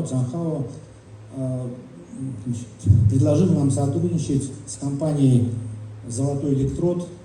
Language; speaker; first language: Russian; native; Russian